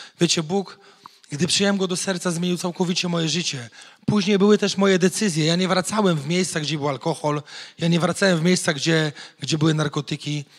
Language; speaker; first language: Polish; native; Polish